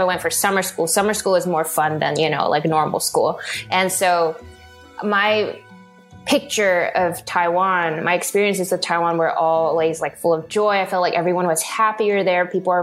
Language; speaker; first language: English; non-native, local second language; Cantonese